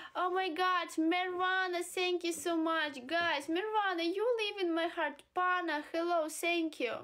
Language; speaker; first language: English; non-native, learner; Russian